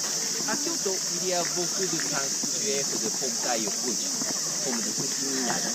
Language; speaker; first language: French; non-native, learner; Japanese